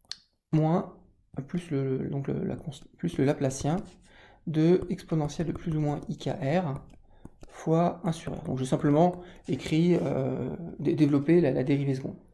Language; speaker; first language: French; native; French